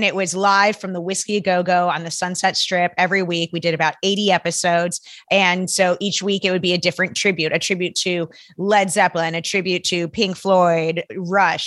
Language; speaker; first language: English; native; English